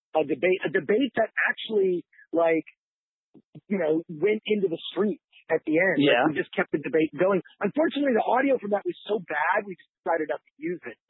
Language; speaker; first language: English; native; English